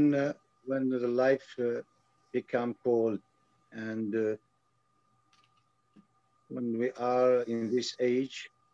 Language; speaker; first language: English; non-native, learner; French